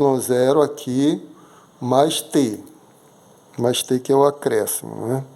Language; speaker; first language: Portuguese; native; Portuguese